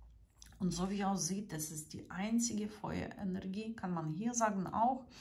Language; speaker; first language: German; non-native, fluent; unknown